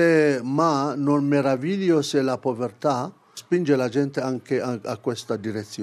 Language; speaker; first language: Italian; non-native, fluent; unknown